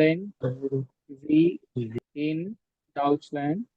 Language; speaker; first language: German; non-native, learner; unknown